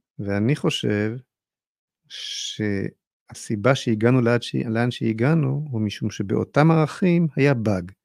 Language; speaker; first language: Hebrew; native; Hebrew